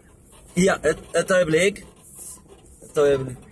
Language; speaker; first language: Swedish; non-native, learner; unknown